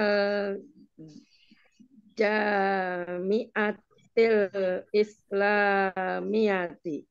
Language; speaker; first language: Arabic; non-native, learner; Indonesian